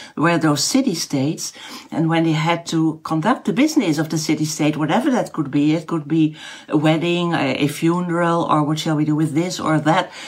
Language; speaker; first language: English; non-native, fluent; Dutch